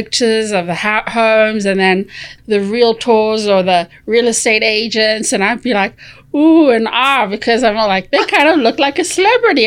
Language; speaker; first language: English; native; English